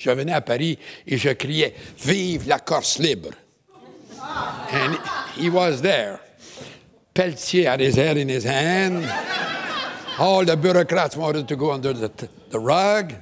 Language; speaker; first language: English; non-native, fluent; French